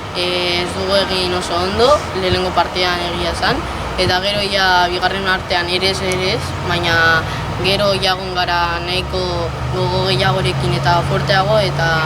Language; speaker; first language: Basque; non-native, local second language; Spanish